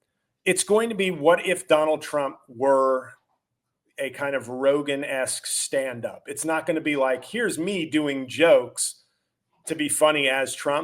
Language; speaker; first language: English; native; English